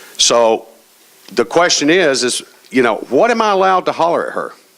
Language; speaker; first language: English; native; English